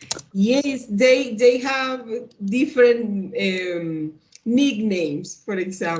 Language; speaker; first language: English; non-native, learner; Spanish